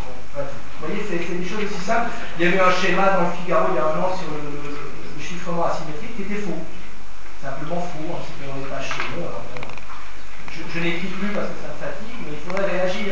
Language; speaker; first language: French; native; French